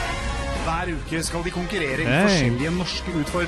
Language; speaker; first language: Norwegian; native; Norwegian